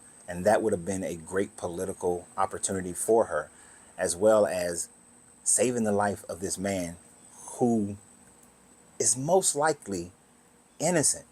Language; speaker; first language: English; native; English